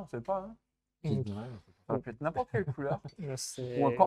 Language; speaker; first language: French; native; French